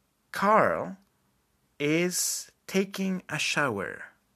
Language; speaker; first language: English; non-native, fluent; Spanish